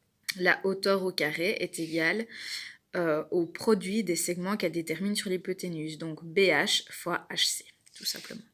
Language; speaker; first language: French; native; French